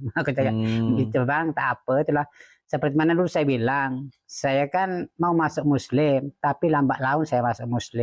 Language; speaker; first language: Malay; non-native, fluent; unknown